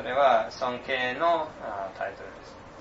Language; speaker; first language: Japanese; non-native, fluent; English